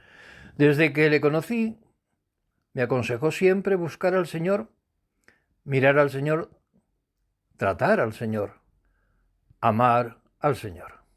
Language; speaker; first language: Spanish; native; Spanish